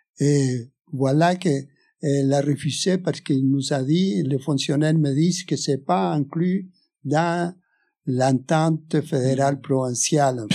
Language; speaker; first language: French; non-native, fluent; Spanish